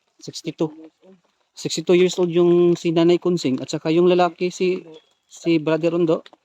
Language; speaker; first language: Filipino; non-native, local second language; Cebuano